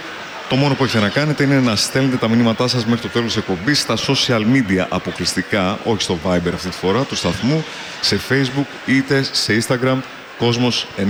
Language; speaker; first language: Greek; native; Greek